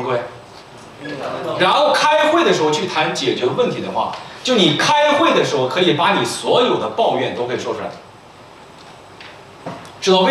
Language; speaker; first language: Chinese; native; Chinese